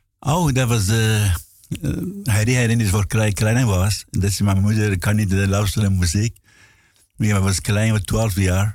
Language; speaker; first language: Dutch; non-native, learner; Persian